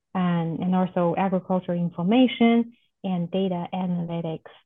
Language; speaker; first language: English; non-native, fluent; Chinese